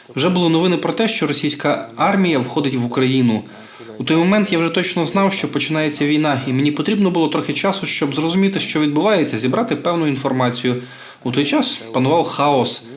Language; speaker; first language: Ukrainian; non-native, fluent; Bulgarian